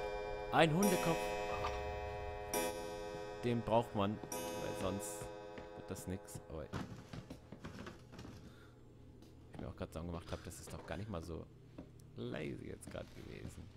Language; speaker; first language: German; native; German